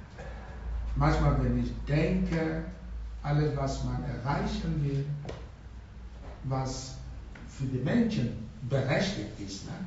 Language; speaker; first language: German; non-native, learner; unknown